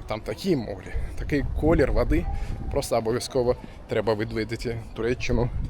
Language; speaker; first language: Ukrainian; non-native, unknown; Turkish